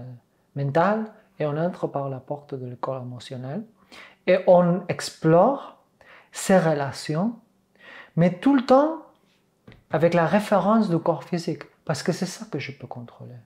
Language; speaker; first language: French; non-native, fluent; Catalan